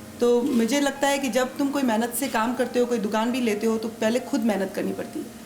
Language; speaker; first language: Urdu; native; Urdu